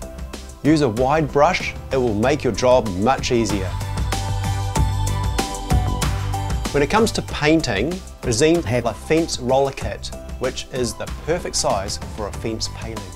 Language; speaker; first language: English; native; English